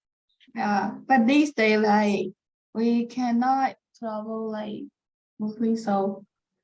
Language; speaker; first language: English; non-native, learner; Burmese